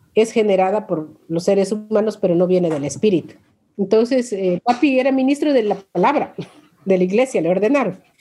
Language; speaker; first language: Spanish; non-native, local second language; Quechua